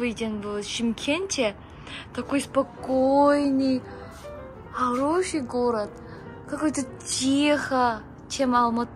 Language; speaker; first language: Russian; non-native, learner; Korean